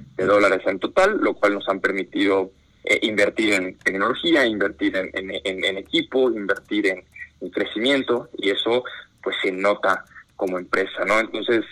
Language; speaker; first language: Spanish; native; Spanish